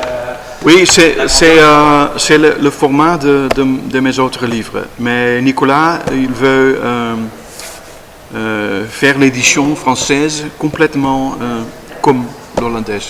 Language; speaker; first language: French; non-native, learner; Dutch